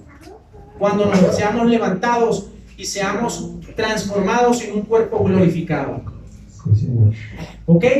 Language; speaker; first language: Spanish; native; Spanish